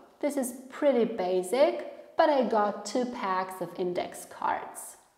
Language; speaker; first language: English; non-native, fluent; Polish